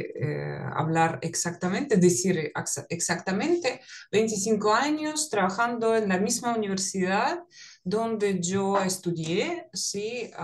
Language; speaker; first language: Spanish; non-native, fluent; Russian